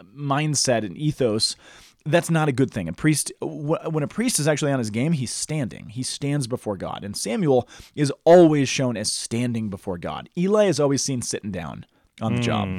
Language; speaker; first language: English; native; English